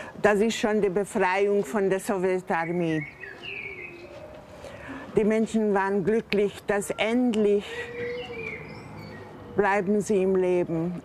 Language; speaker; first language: German; non-native, fluent; Hungarian